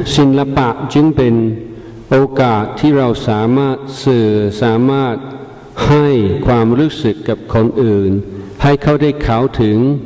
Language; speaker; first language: Thai; non-native, fluent; English